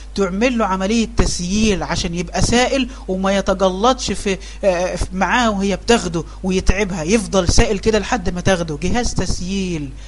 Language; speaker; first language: Arabic; native; Arabic